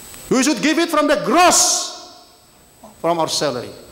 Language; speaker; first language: English; non-native, fluent; Indonesian